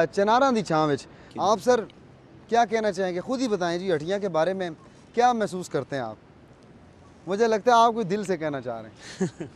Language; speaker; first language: Urdu; non-native, local second language; Pahari-Potwari